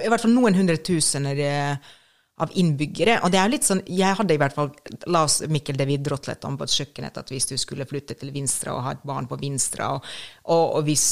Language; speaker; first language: Norwegian; non-native, fluent; Finnish